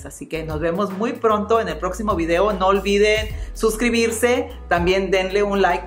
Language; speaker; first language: Spanish; native; Spanish